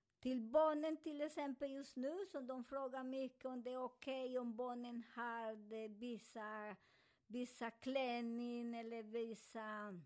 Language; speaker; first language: Swedish; non-native, fluent; Spanish